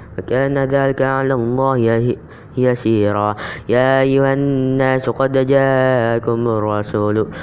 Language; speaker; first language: Arabic; non-native, learner; Indonesian